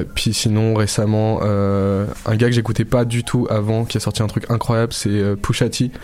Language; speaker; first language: French; native; French